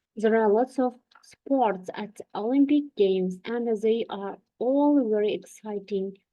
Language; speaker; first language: English; non-native, learner; Kazakh